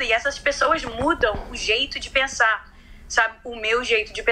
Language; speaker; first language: Portuguese; early bilingual, heritage; Portuguese